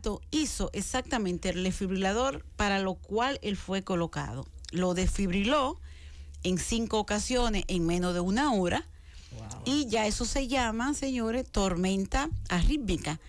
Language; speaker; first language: Spanish; native; Spanish